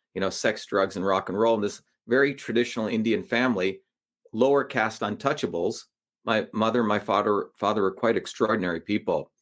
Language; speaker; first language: English; early bilingual, other home language; Tamil